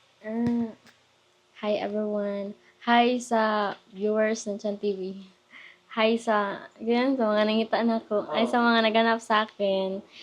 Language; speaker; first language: Filipino; native; Filipino